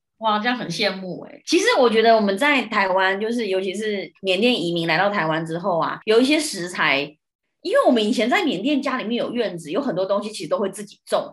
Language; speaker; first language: Chinese; early bilingual, heritage; Chinese